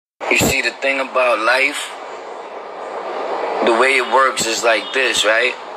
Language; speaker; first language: English; early bilingual, other home language; Spanish